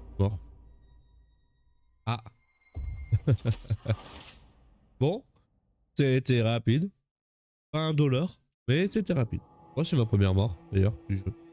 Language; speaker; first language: French; native; French